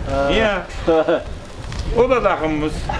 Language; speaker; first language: Turkish; native; Turkish